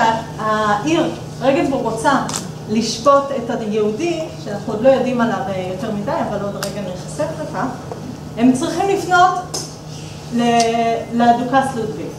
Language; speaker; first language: Hebrew; native; Hebrew